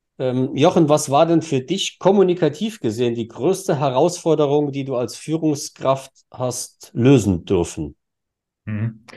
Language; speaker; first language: German; native; German